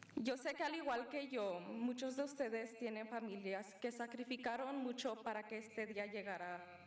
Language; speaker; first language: Spanish; early bilingual, other home language; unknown